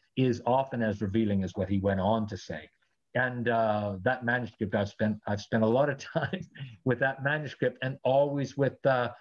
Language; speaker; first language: English; native; English